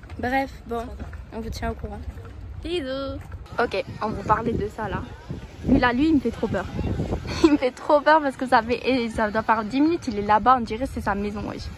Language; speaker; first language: French; native; French